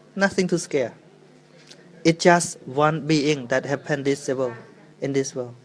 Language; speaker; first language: English; non-native, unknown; Khmer